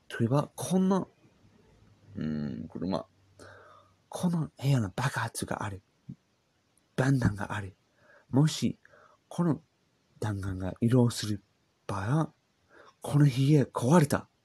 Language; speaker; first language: Japanese; non-native, learner; English